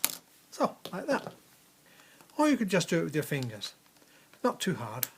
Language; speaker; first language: English; native; English